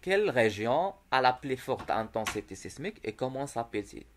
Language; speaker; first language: French; non-native, local second language; Arabic